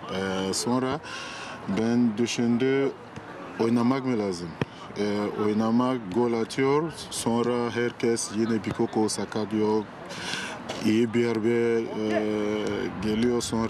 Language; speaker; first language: Turkish; non-native, learner; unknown